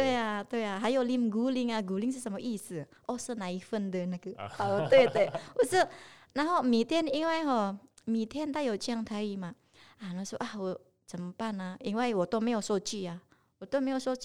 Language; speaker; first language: Chinese; non-native, learner; Indonesian